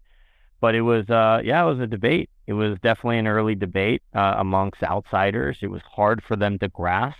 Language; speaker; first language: English; native; English